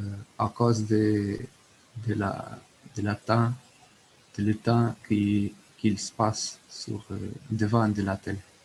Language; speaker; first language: French; non-native, learner; Portuguese